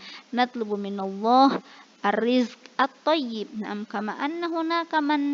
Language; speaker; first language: Arabic; non-native, fluent; Indonesian